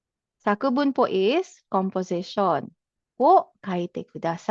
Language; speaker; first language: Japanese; non-native, fluent; Filipino